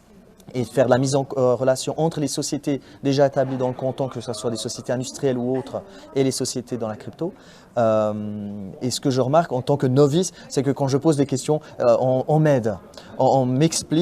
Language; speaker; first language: French; native; French